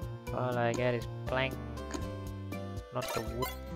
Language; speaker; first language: English; non-native, local second language; Malay